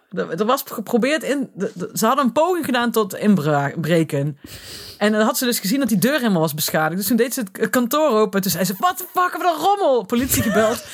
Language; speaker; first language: Dutch; native; Dutch